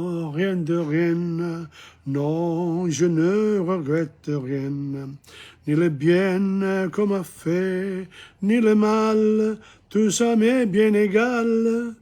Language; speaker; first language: French; non-native, fluent; English